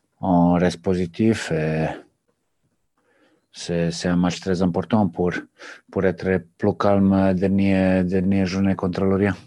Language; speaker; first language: French; non-native, learner; Serbian